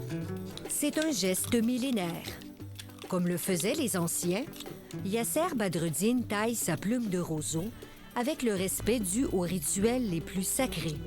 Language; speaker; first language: French; native; French